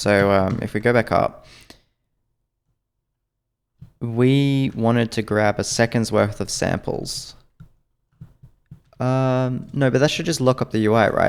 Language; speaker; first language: English; native; English